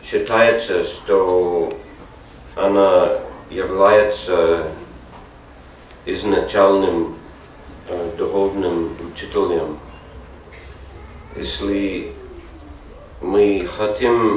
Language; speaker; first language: Russian; non-native, learner; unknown